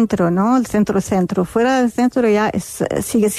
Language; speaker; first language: Spanish; non-native, fluent; Arabic